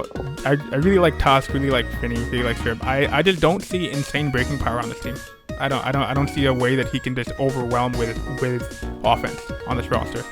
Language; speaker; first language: English; native; English